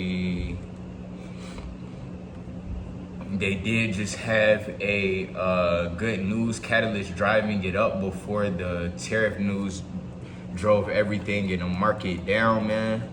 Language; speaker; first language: English; native; English